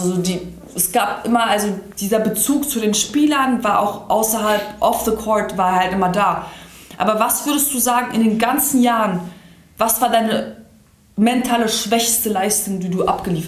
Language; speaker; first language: German; early bilingual, other home language; Serbian